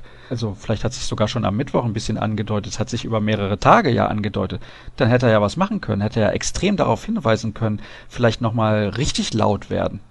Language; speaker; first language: German; native; German